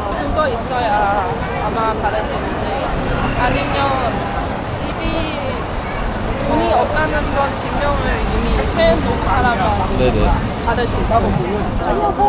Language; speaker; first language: Korean; non-native, fluent; Cantonese